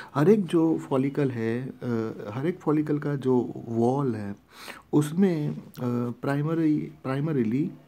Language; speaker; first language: Hindi; non-native, local second language; Gujarati